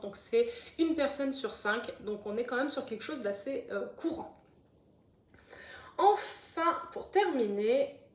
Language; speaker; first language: French; native; French